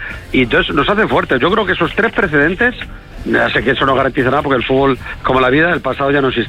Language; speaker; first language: Spanish; native; Spanish